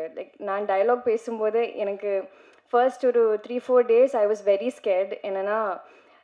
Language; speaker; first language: Tamil; non-native, learner; Malayalam